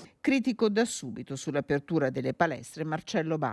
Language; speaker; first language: Italian; native; Italian